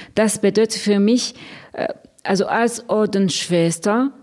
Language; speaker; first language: German; non-native, fluent; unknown